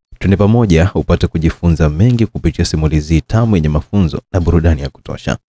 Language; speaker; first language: Swahili; native; Swahili